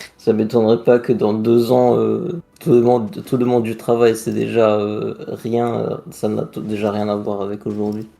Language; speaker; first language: French; non-native, fluent; German